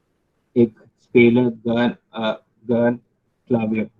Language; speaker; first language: German; non-native, learner; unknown